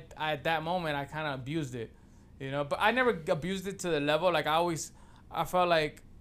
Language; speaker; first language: English; early bilingual, other home language; Spanish